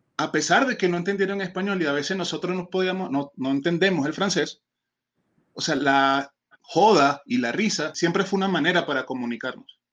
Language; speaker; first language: Spanish; native; Spanish